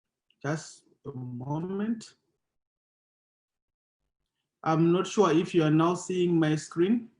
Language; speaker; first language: English; non-native, local second language; Shona